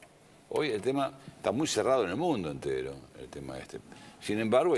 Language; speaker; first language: Spanish; native; Spanish